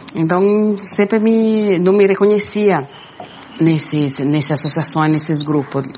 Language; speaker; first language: Portuguese; non-native, fluent; Italian